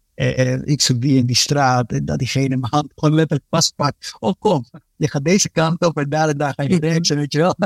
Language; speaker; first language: Dutch; early bilingual, other home language; Spanish